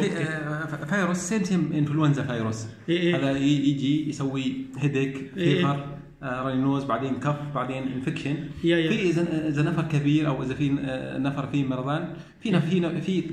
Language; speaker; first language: Arabic; non-native, learner; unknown